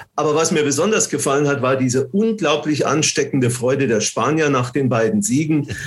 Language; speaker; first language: German; native; German